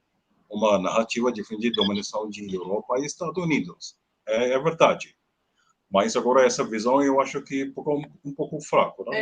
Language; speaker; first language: Portuguese; non-native, learner; Hindi